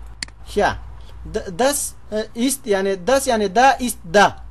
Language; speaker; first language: German; non-native, learner; Pashto